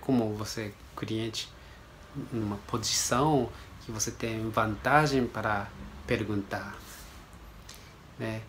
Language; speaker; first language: Portuguese; non-native, fluent; Japanese